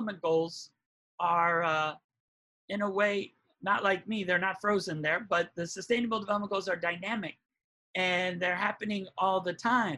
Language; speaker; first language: English; native; English